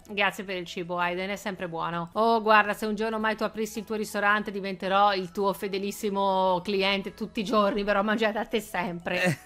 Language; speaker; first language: Italian; native; Italian